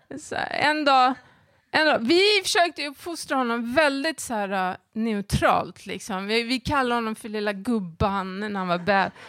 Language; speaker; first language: Swedish; native; Swedish